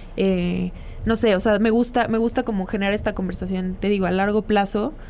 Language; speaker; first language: Spanish; native; Spanish